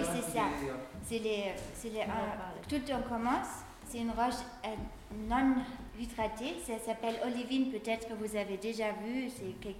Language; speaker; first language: French; non-native, fluent; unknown